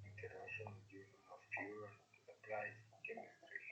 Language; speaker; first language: English; non-native, learner; Spanish